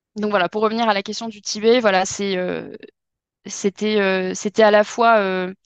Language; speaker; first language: French; native; French